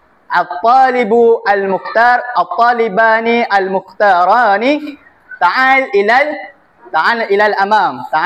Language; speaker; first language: Arabic; non-native, learner; Malay